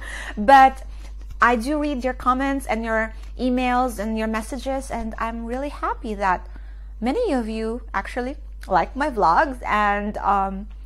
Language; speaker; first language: English; non-native, local second language; Filipino